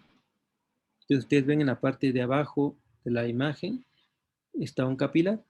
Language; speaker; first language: Spanish; native; Spanish